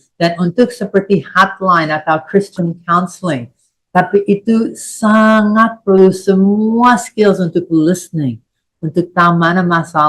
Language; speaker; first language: Indonesian; non-native, fluent; English